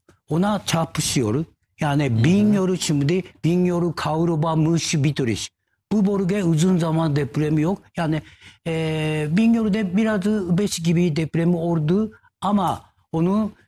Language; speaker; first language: Turkish; non-native, learner; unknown